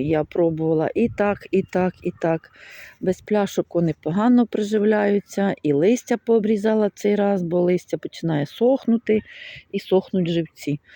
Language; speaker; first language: Ukrainian; native; Ukrainian